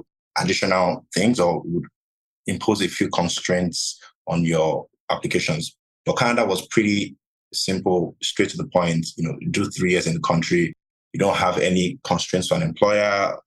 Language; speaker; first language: English; non-native, local second language; Yoruba